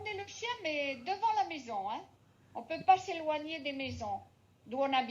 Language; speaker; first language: French; non-native, fluent; Spanish